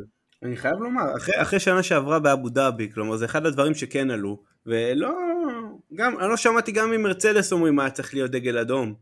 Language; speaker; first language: Hebrew; native; Hebrew